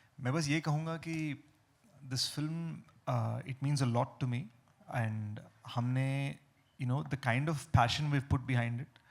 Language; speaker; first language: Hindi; non-native, fluent; Telugu